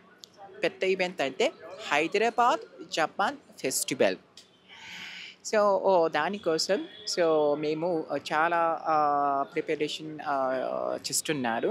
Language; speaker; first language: Telugu; non-native, learner; Japanese